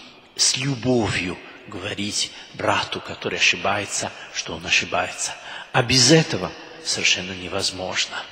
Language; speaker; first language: Russian; non-native, fluent; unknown